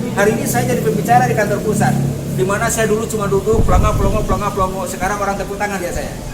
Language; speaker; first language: Indonesian; non-native, local second language; Minangkabau